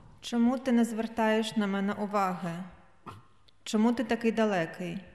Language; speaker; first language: Polish; non-native, learner; Russian